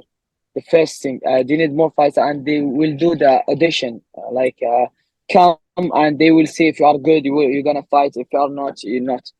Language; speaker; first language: English; non-native, learner; Arabic